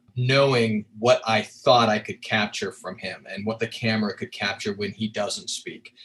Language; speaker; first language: English; native; English